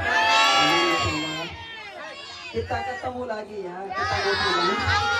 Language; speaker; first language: Indonesian; non-native, learner; Urdu